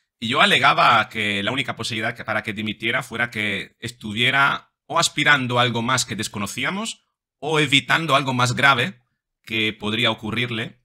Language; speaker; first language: Spanish; non-native, fluent; Italian